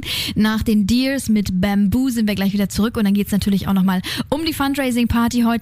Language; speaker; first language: German; native; German